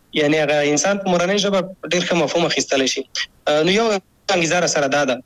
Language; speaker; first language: Pashto; native; Pashto